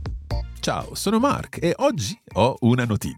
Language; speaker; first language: Italian; non-native, fluent; English